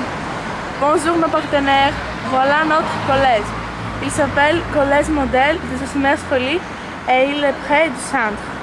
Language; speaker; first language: French; non-native, learner; Greek